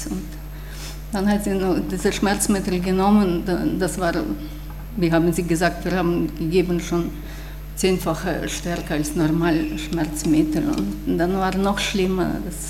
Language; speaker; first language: German; non-native, learner; Russian